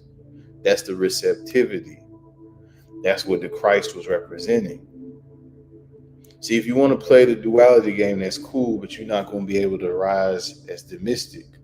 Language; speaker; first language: English; native; English